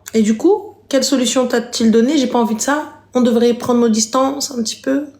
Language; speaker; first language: French; native; French